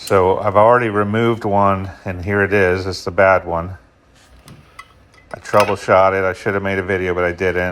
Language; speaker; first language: English; native; English